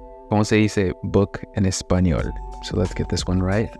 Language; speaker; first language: Spanish; non-native, fluent; English